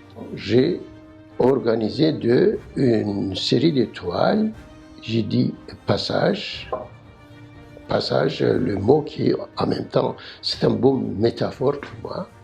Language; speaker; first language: French; non-native, learner; Turkish